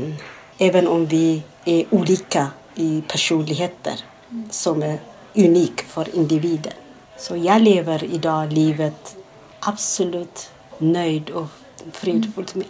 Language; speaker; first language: Swedish; non-native, fluent; Amharic